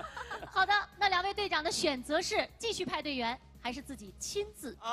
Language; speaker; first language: Chinese; native; Chinese